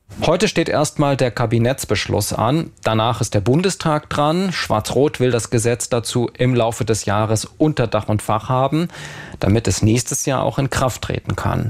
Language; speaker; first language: German; native; German